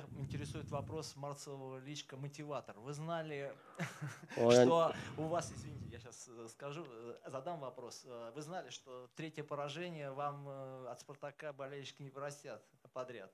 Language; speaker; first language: Russian; native; Russian